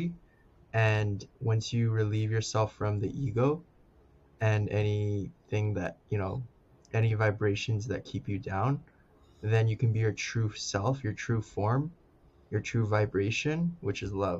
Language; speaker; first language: English; native; English